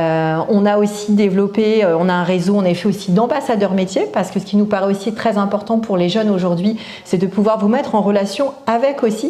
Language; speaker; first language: French; native; French